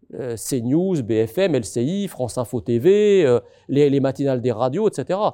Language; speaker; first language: French; early bilingual, other home language; Arabic